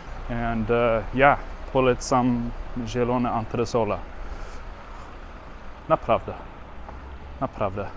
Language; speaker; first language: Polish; non-native, learner; Norwegian